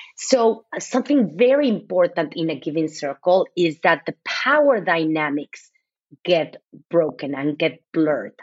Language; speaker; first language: English; non-native, fluent; Spanish